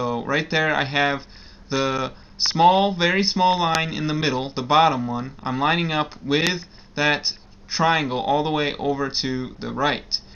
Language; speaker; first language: English; native; English